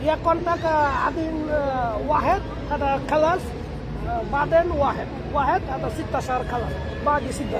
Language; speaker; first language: Arabic; non-native, learner; Bangla